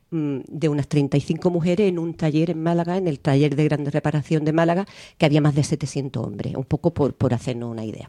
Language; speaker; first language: Spanish; native; Spanish